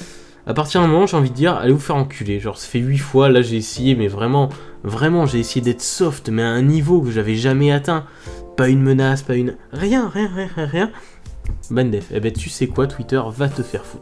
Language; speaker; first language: French; native; French